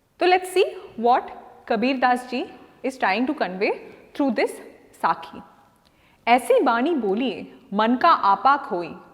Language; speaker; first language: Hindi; non-native, local second language; Malayalam